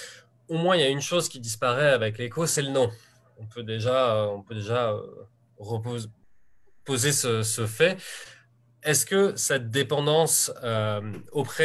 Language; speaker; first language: French; native; French